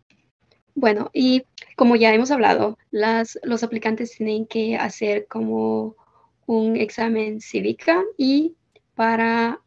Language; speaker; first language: Spanish; early bilingual, heritage; Spanish